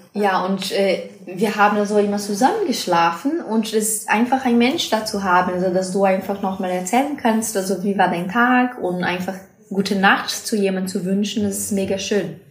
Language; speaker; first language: German; non-native, fluent; Portuguese